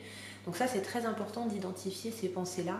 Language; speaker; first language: French; native; French